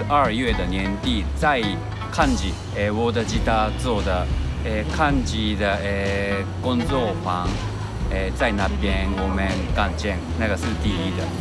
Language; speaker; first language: Chinese; non-native, learner; Japanese